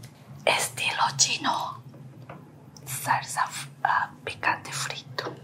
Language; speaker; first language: Spanish; non-native, learner; Korean